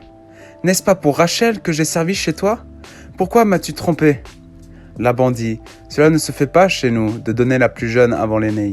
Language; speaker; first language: French; native; French